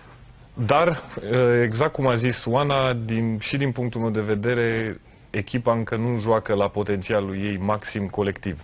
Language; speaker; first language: Romanian; native; Romanian